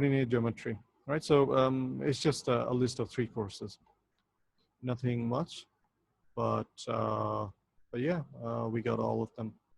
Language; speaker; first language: English; non-native, local second language; Bangla